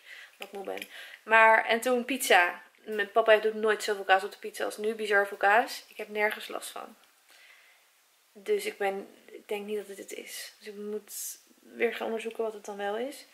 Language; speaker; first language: Dutch; native; Dutch